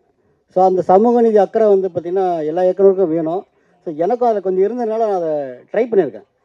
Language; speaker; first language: Tamil; native; Tamil